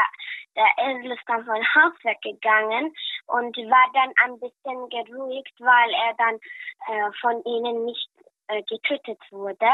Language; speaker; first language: German; early bilingual, other home language; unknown